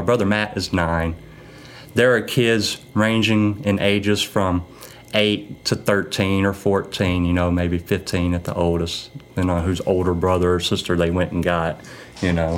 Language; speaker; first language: English; native; English